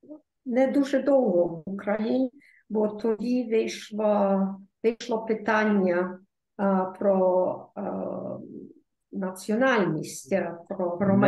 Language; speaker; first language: Ukrainian; early bilingual, heritage; Ukrainian